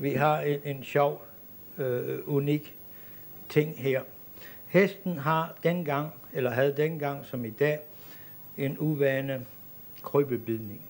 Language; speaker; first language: Danish; native; Danish